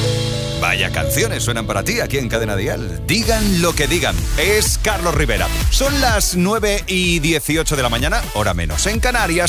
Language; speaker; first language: Spanish; native; Spanish